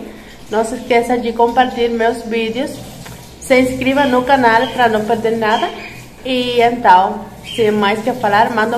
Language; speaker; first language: Portuguese; non-native, learner; Spanish